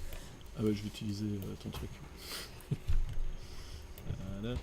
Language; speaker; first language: French; native; French